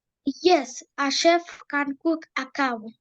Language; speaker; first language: English; non-native, learner; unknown